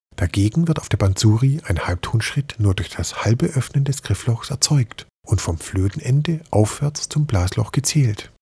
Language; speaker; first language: German; native; German